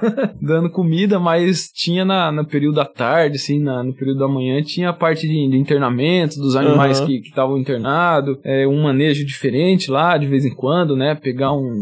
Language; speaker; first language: Portuguese; native; Portuguese